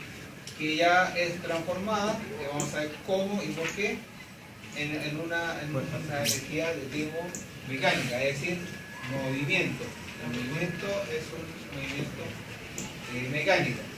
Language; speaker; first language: Spanish; native; Spanish